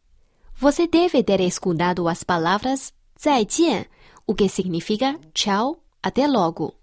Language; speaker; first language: Portuguese; non-native, fluent; Chinese